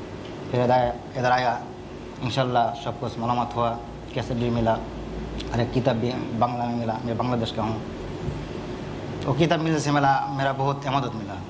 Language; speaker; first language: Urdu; non-native, learner; Bangla